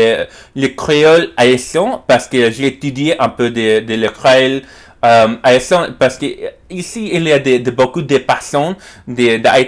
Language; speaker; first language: French; non-native, learner; English